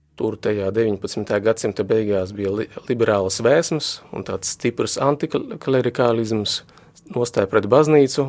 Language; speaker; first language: Latvian; non-native, local second language; Russian